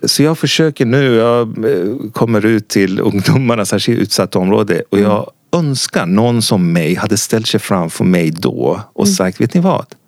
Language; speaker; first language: Swedish; non-native, fluent; Persian